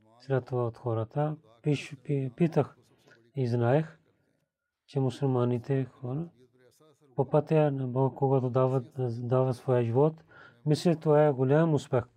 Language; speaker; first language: Bulgarian; non-native, fluent; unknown